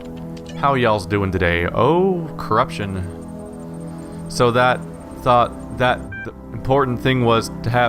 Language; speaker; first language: English; native; English